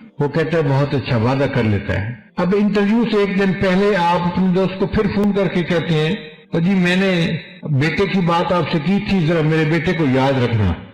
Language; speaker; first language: Urdu; non-native, local second language; Punjabi